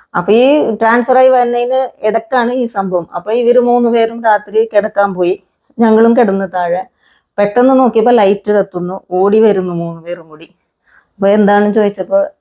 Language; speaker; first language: Malayalam; non-native, local second language; Konkani